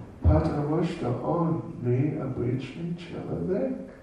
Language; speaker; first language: Russian; non-native, learner; English